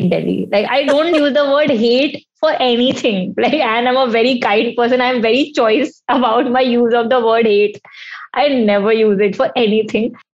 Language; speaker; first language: English; non-native, local second language; Hindi